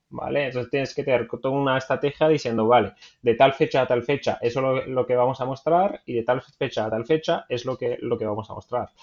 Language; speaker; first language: Spanish; non-native, fluent; French